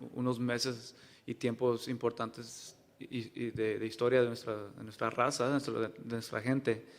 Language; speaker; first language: Spanish; early bilingual, heritage; Spanish